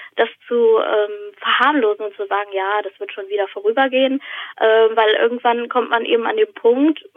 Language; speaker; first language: German; native; German